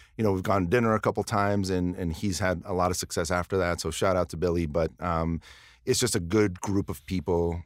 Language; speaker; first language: English; early bilingual, other home language; Spanish